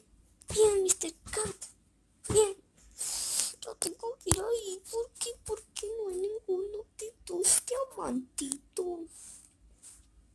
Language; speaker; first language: Spanish; native; Spanish